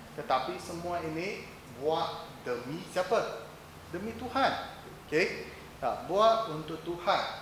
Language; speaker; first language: Malay; non-native, local second language; Chinese